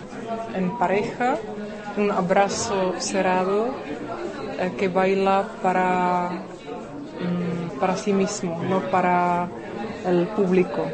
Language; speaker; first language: Spanish; non-native, fluent; Czech